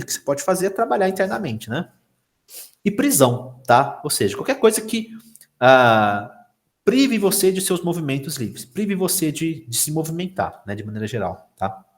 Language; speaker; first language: Portuguese; native; Portuguese